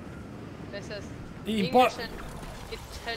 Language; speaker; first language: English; non-native, learner; German